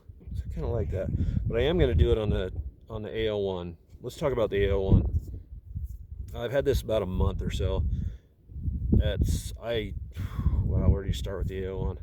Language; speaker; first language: English; native; English